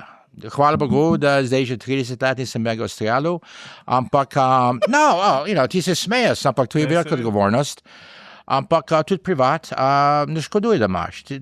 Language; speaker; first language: Slovenian; early bilingual, heritage; English